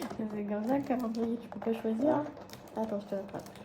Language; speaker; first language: French; native; French